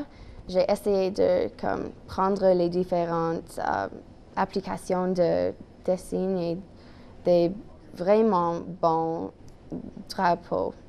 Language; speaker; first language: French; non-native, local second language; English